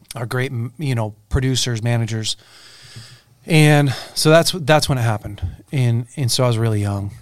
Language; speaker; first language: English; native; English